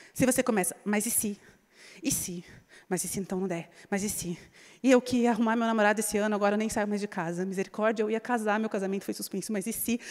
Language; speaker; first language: Portuguese; native; Portuguese